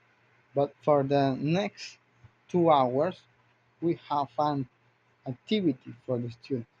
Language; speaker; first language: English; non-native, learner; Spanish